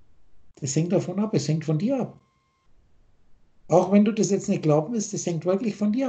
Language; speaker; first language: German; native; German